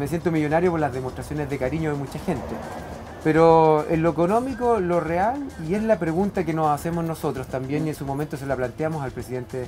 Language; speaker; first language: Spanish; native; Spanish